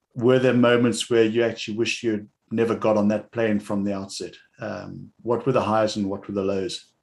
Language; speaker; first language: English; native; English